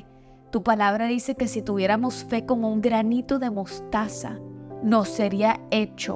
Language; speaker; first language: Spanish; native; Spanish